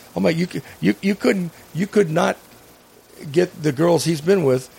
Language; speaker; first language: English; native; English